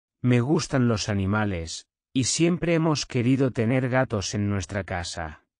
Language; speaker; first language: Spanish; non-native, learner; Turkish